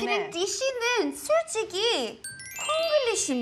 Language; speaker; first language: Korean; non-native, learner; English